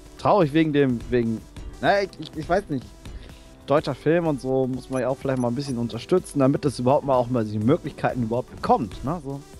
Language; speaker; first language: German; native; German